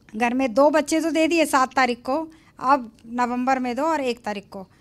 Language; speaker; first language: Hindi; native; Hindi